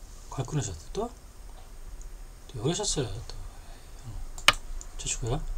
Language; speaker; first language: Korean; native; Korean